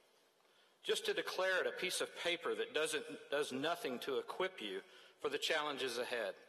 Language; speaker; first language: English; native; English